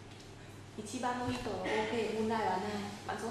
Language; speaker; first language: Vietnamese; native; Vietnamese